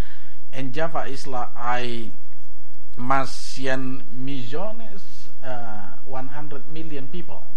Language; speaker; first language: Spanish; non-native, learner; Indonesian